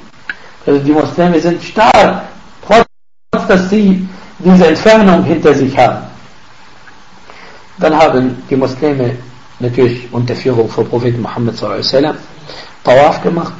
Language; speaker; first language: German; non-native, fluent; Arabic